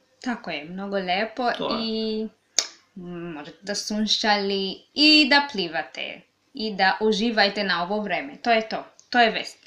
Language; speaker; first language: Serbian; non-native, learner; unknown